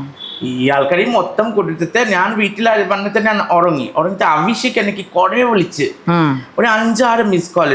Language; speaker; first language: Malayalam; non-native, fluent; Assamese